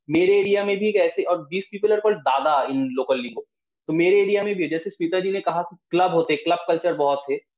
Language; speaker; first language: Hindi; non-native, local second language; Bangla